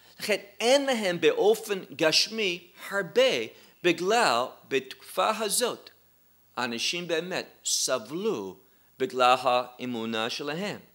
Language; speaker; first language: Hebrew; non-native, fluent; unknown